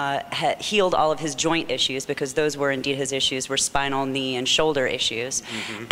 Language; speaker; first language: English; native; English